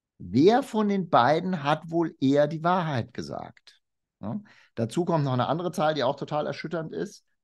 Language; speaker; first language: German; native; German